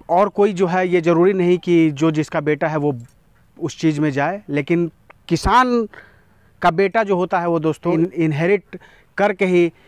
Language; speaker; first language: Hindi; native; Hindi